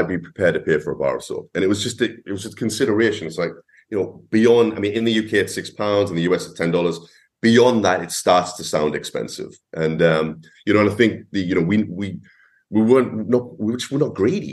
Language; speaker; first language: English; native; English